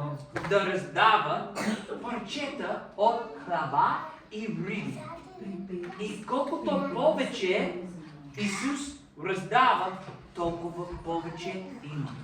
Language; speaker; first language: Bulgarian; non-native, fluent; English